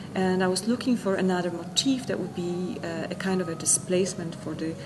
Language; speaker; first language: English; non-native, fluent; Polish